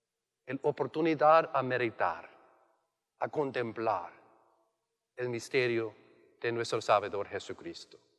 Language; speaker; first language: Spanish; non-native, learner; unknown